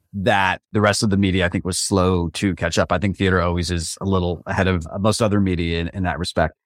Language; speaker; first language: English; native; English